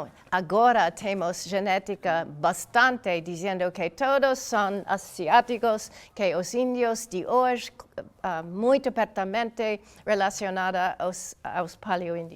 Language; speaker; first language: Portuguese; non-native, learner; English